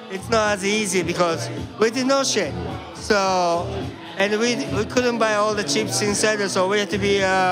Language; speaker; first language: English; non-native, learner; Japanese